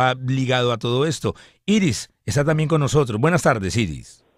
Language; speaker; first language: Spanish; native; Spanish